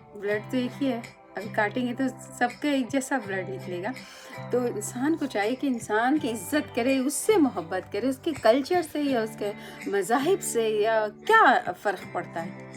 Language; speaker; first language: Urdu; native; Urdu